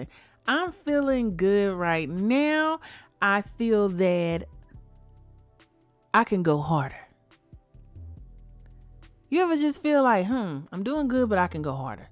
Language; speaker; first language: English; native; English